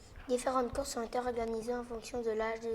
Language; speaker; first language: French; native; French